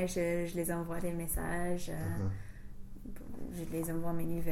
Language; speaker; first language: French; non-native, fluent; English